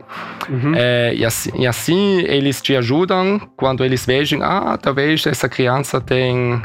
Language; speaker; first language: Portuguese; early bilingual, heritage; Portuguese